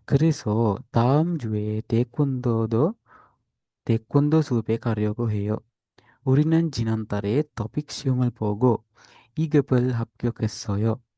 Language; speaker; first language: Korean; non-native, fluent; Sinhala